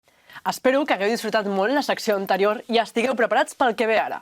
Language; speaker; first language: Catalan; native; Catalan